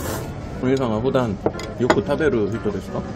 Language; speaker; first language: Japanese; non-native, learner; Korean